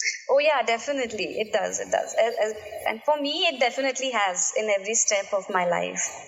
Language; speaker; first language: English; non-native, local second language; Marathi